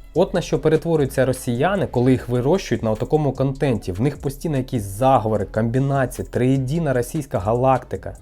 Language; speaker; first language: Ukrainian; non-native, local second language; Russian